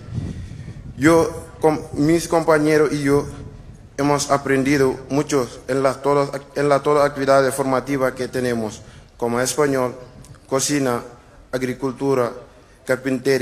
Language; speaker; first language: Spanish; non-native, learner; Wolof